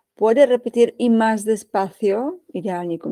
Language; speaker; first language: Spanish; non-native, fluent; Czech